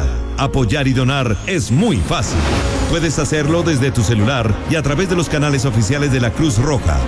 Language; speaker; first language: Spanish; native; Spanish